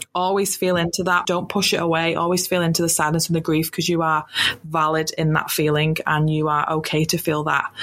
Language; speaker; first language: English; native; English